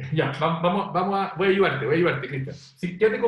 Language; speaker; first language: Spanish; native; Spanish